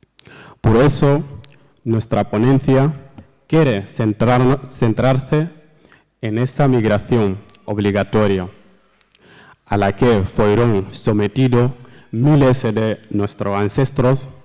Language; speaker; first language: Spanish; non-native, learner; Fula